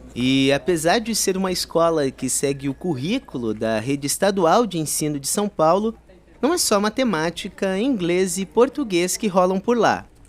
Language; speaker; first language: Portuguese; native; Portuguese